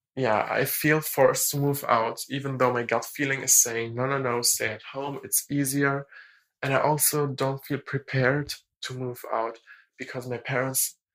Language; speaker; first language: English; non-native, fluent; German